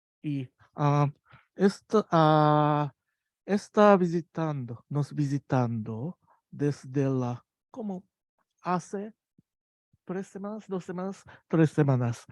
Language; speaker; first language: Spanish; non-native, learner; Japanese